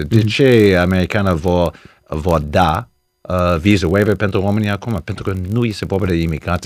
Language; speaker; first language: Romanian; early bilingual, heritage; Romanian